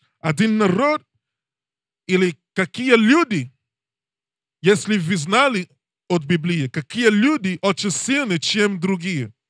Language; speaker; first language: Russian; non-native, learner; English